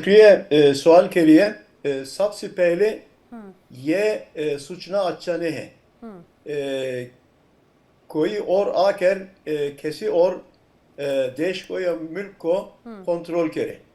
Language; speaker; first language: Hindi; non-native, fluent; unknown